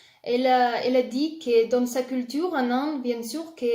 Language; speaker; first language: French; non-native, learner; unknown